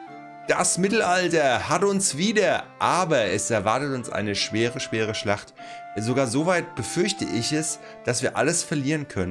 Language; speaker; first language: German; native; German